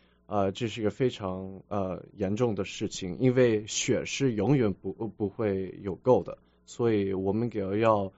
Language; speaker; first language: Chinese; early bilingual, heritage; Chinese